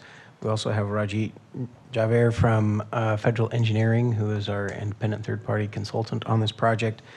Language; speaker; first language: English; native; English